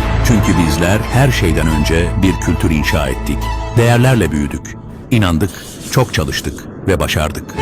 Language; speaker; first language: Turkish; native; Turkish